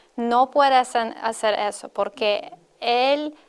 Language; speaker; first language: Spanish; non-native, learner; Latvian